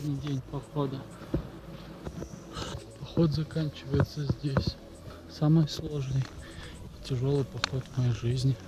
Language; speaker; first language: Russian; native; Russian